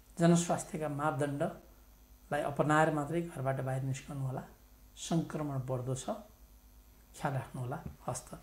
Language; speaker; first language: Nepali; native; Nepali